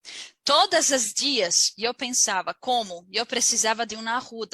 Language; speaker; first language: Portuguese; non-native, learner; Arabic